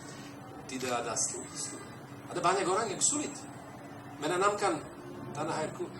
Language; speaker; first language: Indonesian; non-native, fluent; Slovak